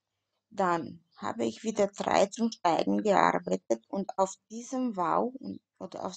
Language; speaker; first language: German; non-native, fluent; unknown